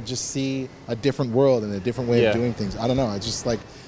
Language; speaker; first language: English; native; English